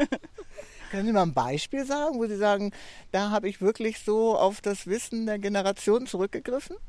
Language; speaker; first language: German; native; German